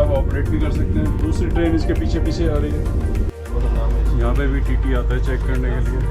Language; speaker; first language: Hindi; native; Hindi